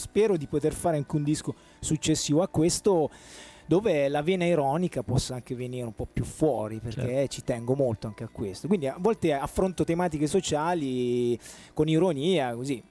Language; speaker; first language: Italian; native; Italian